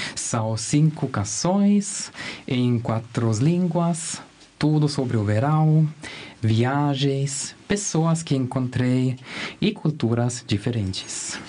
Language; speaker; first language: Portuguese; non-native, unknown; German